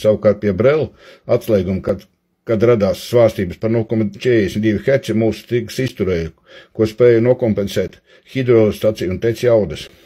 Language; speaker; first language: Latvian; native; Latvian